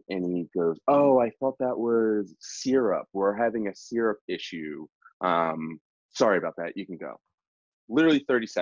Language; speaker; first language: English; native; English